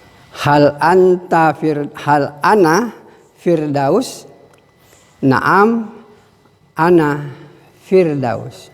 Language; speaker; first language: Arabic; non-native, fluent; Indonesian